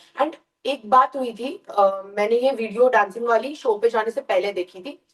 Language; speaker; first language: Hindi; early bilingual, heritage; Hindi